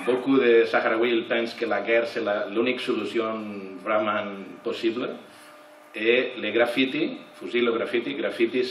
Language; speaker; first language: French; non-native, learner; Catalan